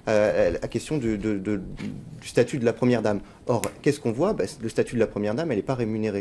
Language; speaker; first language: French; native; French